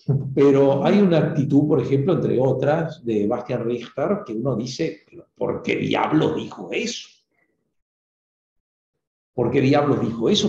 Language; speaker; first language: Spanish; native; Spanish